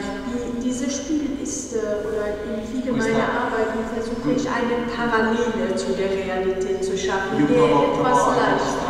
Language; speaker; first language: German; non-native, fluent; Persian